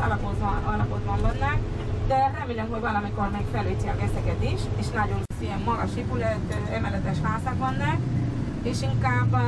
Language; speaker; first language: Hungarian; non-native, fluent; Spanish